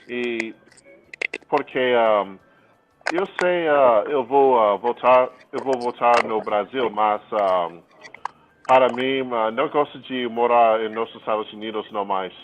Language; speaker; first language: Portuguese; non-native, learner; English